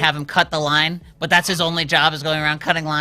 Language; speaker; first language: English; native; English